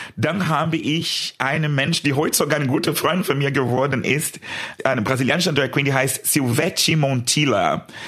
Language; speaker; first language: German; non-native, fluent; Portuguese